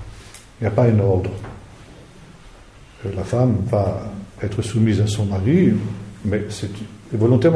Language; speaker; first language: French; native; French